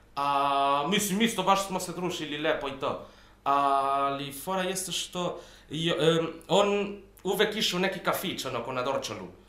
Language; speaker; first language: Serbian; non-native, fluent; Spanish